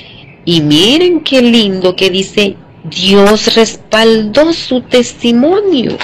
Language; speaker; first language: Spanish; native; Spanish